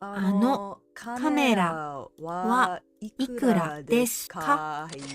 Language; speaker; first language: Japanese; non-native, learner; English